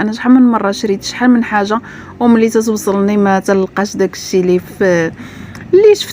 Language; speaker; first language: Arabic; native; Arabic